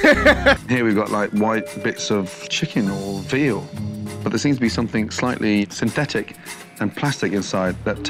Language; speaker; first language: English; native; English